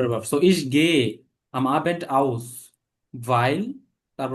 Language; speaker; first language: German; non-native, learner; Bangla